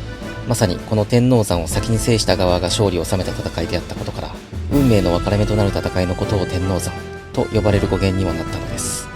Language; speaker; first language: Japanese; native; Japanese